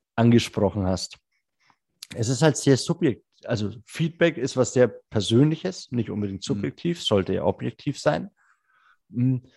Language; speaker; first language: German; native; German